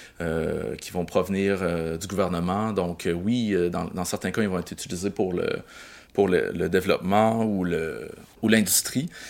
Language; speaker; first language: French; native; French